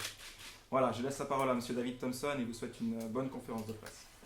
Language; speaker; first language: French; native; French